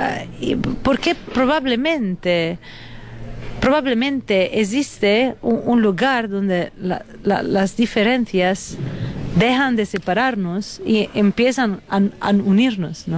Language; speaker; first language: Spanish; non-native, fluent; Italian